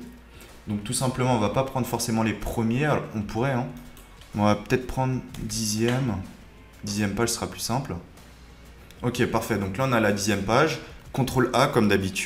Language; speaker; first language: French; native; French